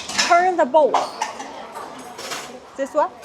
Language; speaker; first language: English; non-native, fluent; Chinese